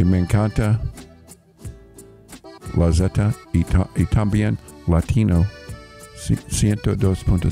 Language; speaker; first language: Spanish; non-native, learner; English